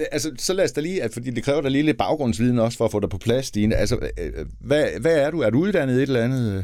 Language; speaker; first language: Danish; native; Danish